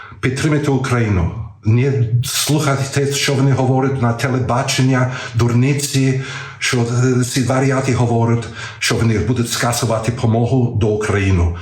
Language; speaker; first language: Ukrainian; early bilingual, heritage; Ukrainian